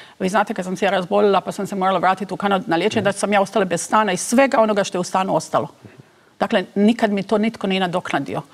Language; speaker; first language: Croatian; early bilingual, heritage; Croatian